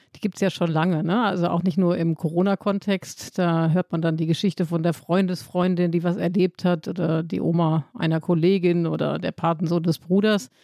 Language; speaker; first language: German; native; German